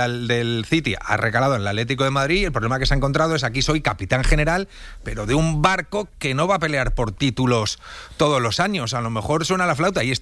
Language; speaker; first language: Spanish; native; Spanish